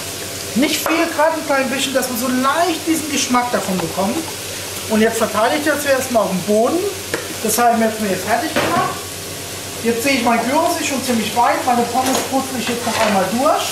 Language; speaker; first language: German; native; German